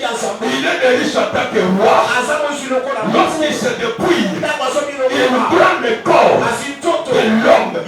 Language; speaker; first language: French; non-native, local second language; Lingala